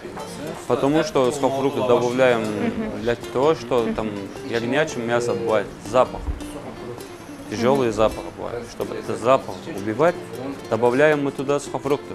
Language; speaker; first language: Russian; non-native, learner; Turkish